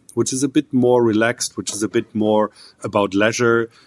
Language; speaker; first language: English; non-native, fluent; German